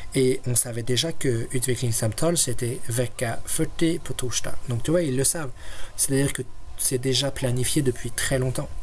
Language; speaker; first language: French; native; French